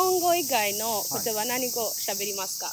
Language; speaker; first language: Japanese; non-native, fluent; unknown